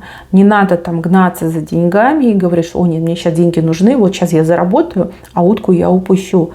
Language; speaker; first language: Russian; native; Russian